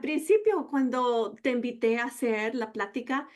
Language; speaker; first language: Spanish; non-native, fluent; English